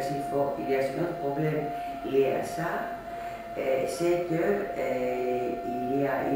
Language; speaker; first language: French; non-native, fluent; Greek